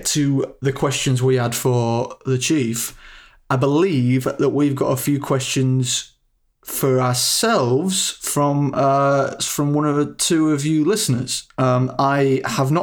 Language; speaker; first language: English; native; English